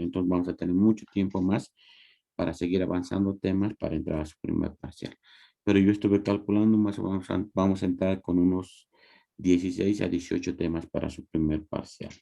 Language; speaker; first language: Spanish; native; Spanish